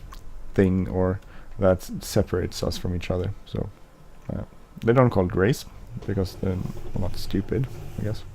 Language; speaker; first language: English; non-native, fluent; Swedish